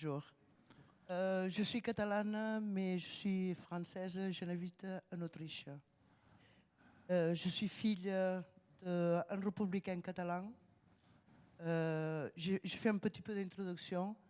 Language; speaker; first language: French; non-native, fluent; Catalan